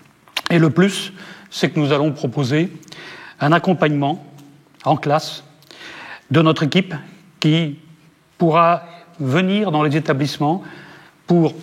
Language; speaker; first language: French; native; French